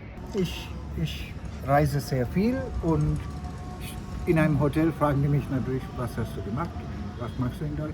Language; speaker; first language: German; non-native, fluent; Sinhala